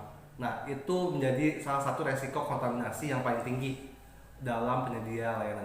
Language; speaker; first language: Indonesian; native; Indonesian